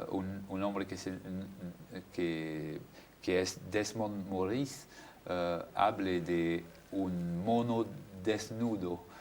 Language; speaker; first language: Spanish; non-native, fluent; French